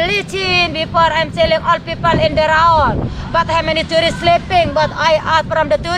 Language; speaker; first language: English; non-native, learner; Sasak